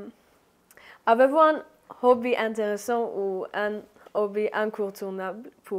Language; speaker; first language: French; non-native, learner; Turkish